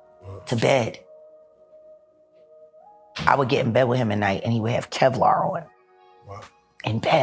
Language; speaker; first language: English; native; English